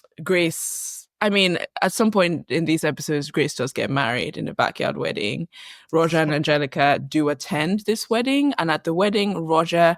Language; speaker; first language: English; native; English